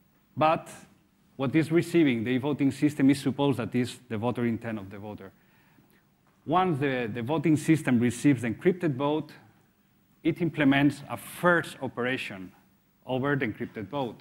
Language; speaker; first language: English; non-native, fluent; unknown